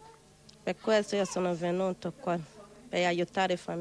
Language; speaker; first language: Italian; non-native, learner; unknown